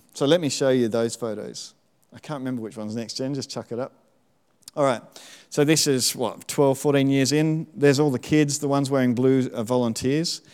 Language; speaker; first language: English; native; English